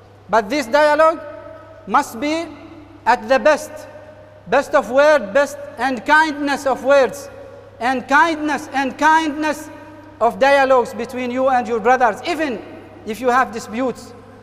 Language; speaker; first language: English; non-native, fluent; Arabic